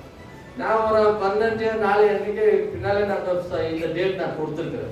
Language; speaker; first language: Tamil; non-native, learner; Kannada